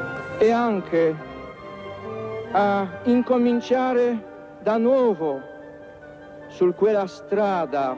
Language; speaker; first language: Italian; non-native, fluent; Polish